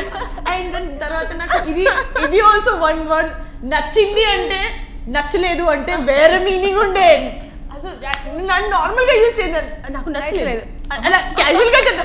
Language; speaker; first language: Telugu; non-native, learner; Gujarati